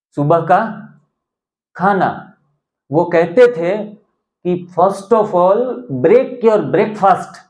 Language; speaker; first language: Hindi; non-native, local second language; Gujarati